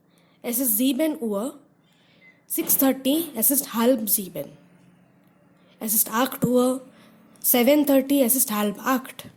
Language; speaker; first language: German; non-native, fluent; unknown